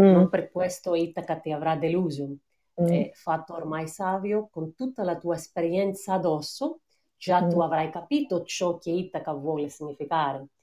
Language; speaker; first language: Italian; non-native, fluent; Greek